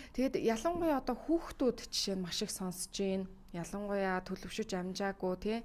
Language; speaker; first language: Mongolian; native; Mongolian